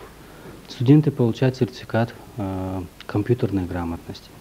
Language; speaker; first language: Russian; non-native, local second language; Kyrgyz